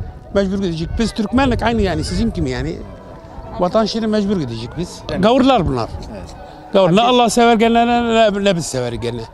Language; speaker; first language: Turkish; non-native, learner; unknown